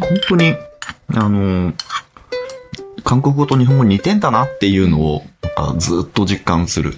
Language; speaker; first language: Japanese; native; Japanese